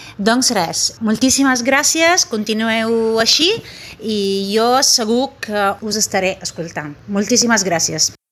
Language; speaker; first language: Catalan; non-native, fluent; Italian